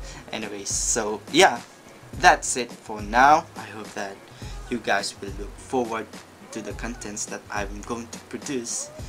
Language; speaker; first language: English; non-native, local second language; Filipino